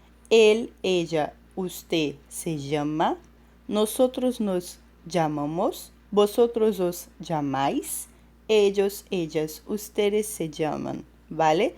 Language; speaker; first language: Spanish; non-native, fluent; Portuguese